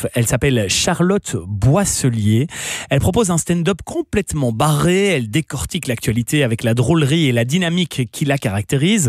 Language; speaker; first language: French; native; French